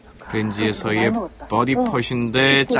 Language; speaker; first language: Korean; native; Korean